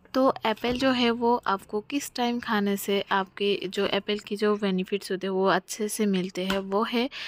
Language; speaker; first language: Hindi; non-native, local second language; Bangla